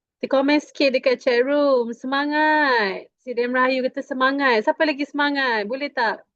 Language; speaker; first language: Malay; native; Malay